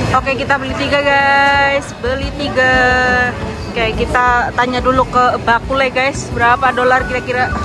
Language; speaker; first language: Indonesian; non-native, local second language; Javanese